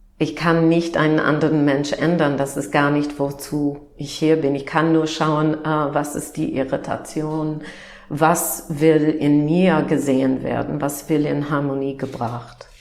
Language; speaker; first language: German; non-native, fluent; English